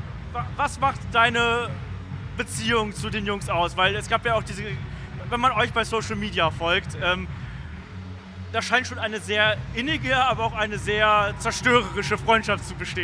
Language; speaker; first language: German; native; German